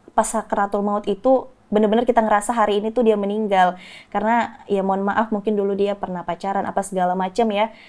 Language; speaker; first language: Indonesian; native; Indonesian